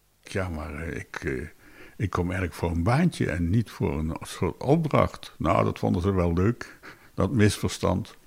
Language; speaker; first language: Dutch; native; Dutch